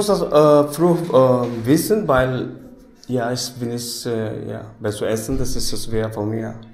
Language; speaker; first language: German; non-native, learner; Filipino